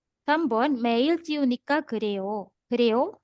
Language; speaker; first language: Korean; non-native, fluent; Indonesian